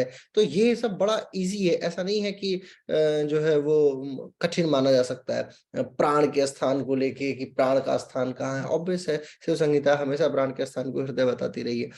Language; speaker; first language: Hindi; native; Hindi